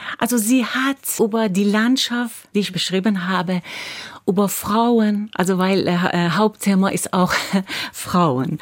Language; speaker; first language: German; non-native, fluent; Persian